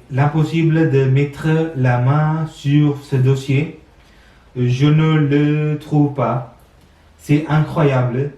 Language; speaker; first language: French; non-native, learner; Sinhala